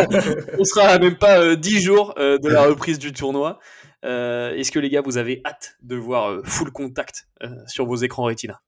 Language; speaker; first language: French; native; French